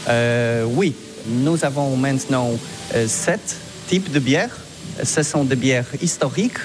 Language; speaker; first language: French; non-native, learner; Polish